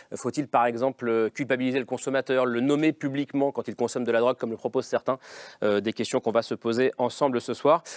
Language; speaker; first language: French; native; French